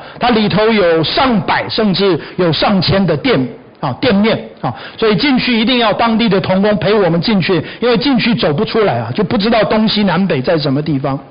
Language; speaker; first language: Chinese; native; Chinese